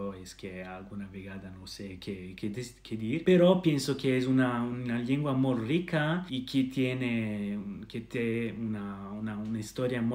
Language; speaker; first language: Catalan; non-native, learner; Italian